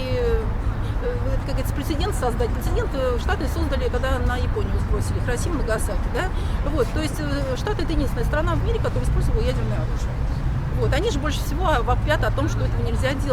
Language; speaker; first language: Russian; native; Russian